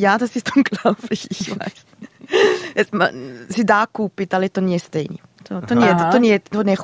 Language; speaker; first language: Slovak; non-native, learner; German